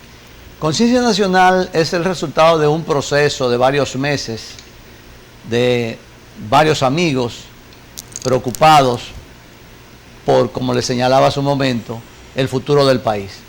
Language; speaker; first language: Spanish; native; Spanish